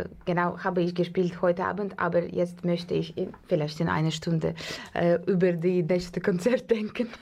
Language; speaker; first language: German; non-native, learner; Russian